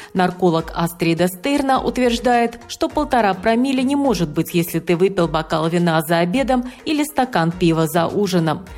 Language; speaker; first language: Russian; native; Russian